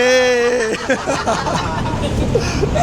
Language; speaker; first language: Spanish; non-native, learner; French